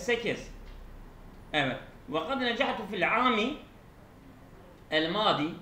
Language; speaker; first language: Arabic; non-native, fluent; Turkish